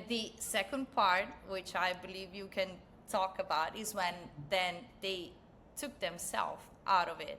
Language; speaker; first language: English; non-native, fluent; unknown